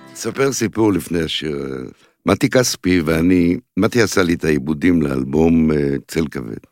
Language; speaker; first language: Hebrew; native; Hebrew